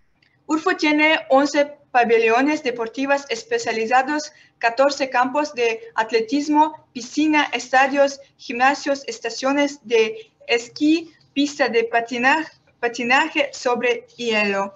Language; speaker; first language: Spanish; non-native, learner; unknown